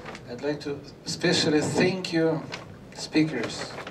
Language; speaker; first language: English; non-native, fluent; Russian